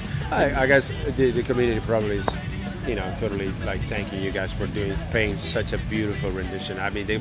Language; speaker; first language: English; non-native, fluent; Portuguese